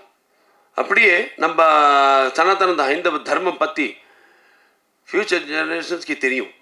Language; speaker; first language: Tamil; non-native, local second language; Telugu